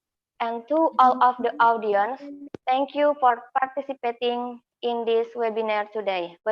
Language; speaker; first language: English; non-native, fluent; Indonesian